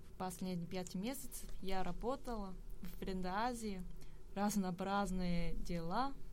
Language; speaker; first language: Russian; non-native, learner; Korean